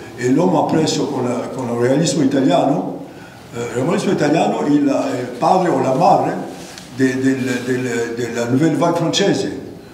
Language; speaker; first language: Italian; non-native, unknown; Greek